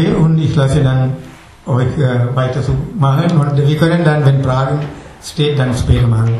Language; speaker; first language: German; non-native, learner; Sinhala